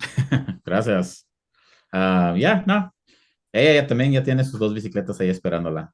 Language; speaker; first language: Spanish; early bilingual, heritage; Spanish